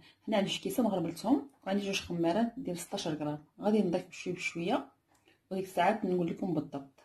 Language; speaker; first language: Arabic; native; Arabic